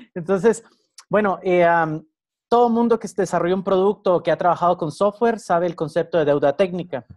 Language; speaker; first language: Spanish; native; Spanish